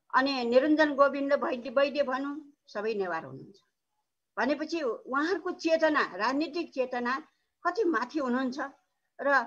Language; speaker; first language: Nepali; non-native, local second language; Newari